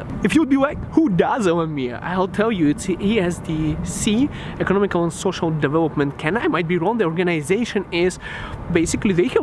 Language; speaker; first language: English; non-native, local second language; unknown